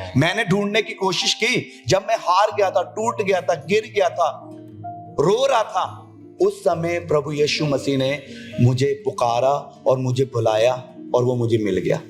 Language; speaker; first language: Hindi; non-native, local second language; Punjabi